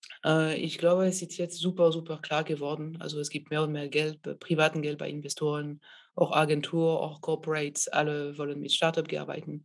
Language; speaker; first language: German; non-native, fluent; French